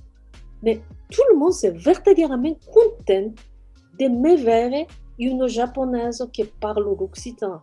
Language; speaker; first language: French; non-native, fluent; Japanese